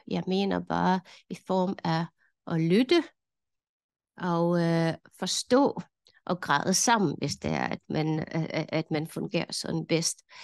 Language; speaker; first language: Danish; non-native, fluent; Ukrainian